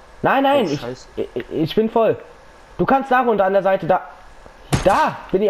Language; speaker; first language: German; native; German